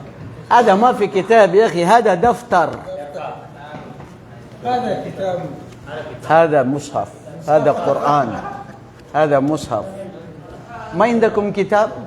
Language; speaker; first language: Arabic; non-native, fluent; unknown